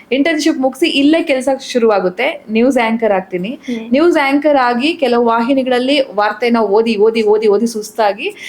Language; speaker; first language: Kannada; native; Kannada